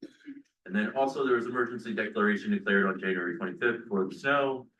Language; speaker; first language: English; native; English